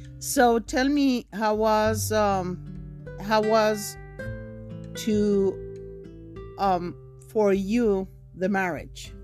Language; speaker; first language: English; non-native, fluent; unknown